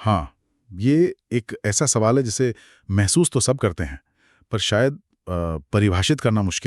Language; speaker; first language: Hindi; native; Hindi